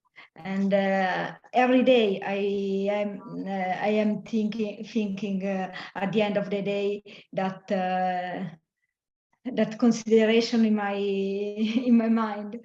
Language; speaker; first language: English; non-native, learner; Italian